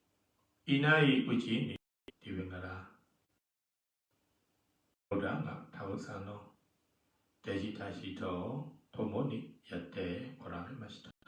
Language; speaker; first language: Japanese; non-native, fluent; Burmese